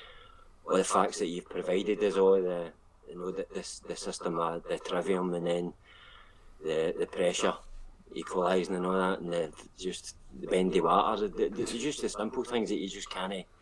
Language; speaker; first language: English; native; English